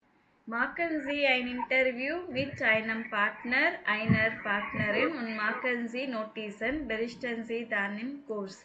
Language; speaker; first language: German; non-native, fluent; Tamil